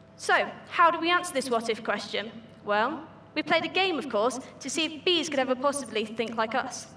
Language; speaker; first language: English; native; English